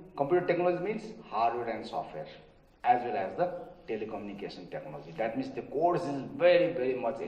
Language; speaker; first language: English; non-native, local second language; Nepali